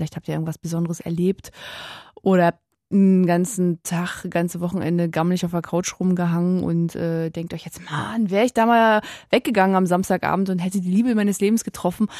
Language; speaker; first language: German; native; German